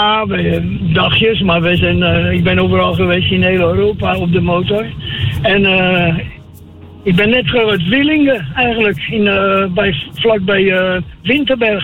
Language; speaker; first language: Dutch; native; Dutch